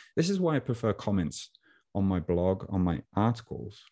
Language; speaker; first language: English; native; English